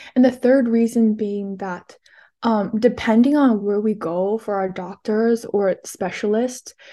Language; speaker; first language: English; early bilingual, other home language; Chinese